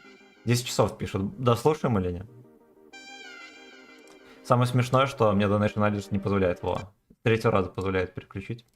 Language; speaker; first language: Russian; native; Russian